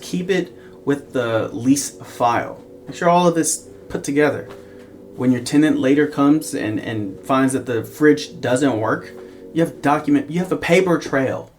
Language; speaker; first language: English; native; English